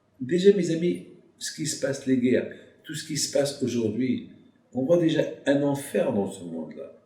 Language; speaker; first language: French; non-native, local second language; Arabic